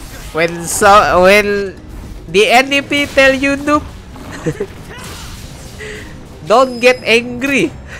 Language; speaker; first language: English; non-native, learner; Indonesian